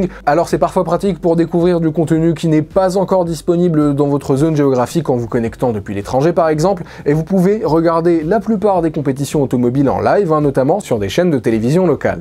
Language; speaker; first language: French; native; French